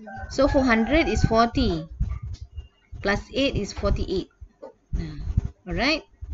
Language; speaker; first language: English; non-native, local second language; Malay